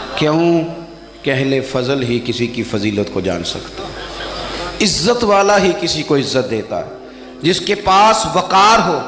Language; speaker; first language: Urdu; non-native, local second language; Punjabi